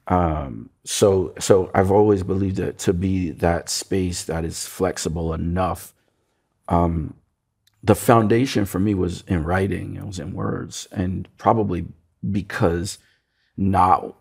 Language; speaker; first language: English; native; English